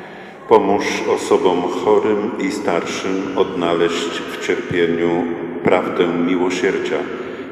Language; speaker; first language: Polish; native; Polish